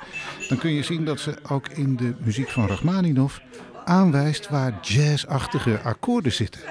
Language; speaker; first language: Dutch; native; Dutch